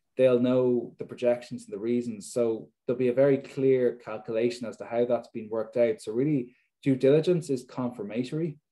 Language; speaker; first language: English; native; English